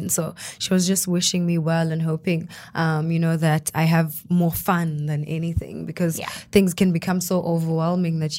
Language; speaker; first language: English; non-native, local second language; Xhosa